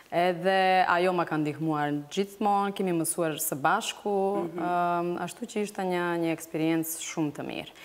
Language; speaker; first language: Albanian; non-native, fluent; Macedonian